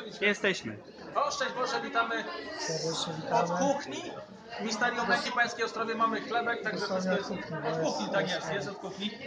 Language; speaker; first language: Polish; native; Polish